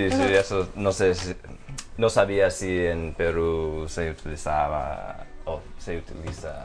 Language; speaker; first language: Spanish; non-native, fluent; English